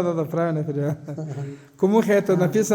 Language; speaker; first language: Russian; non-native, local second language; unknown